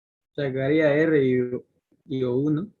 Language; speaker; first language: Spanish; native; Spanish